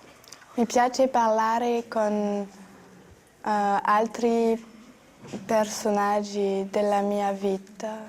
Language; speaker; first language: Italian; non-native, learner; French